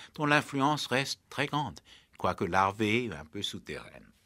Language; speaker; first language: French; native; French